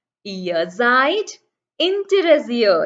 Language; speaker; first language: German; non-native, fluent; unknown